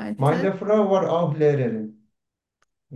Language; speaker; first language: German; non-native, learner; Turkish